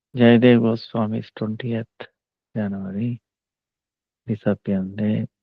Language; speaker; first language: English; non-native, local second language; Kannada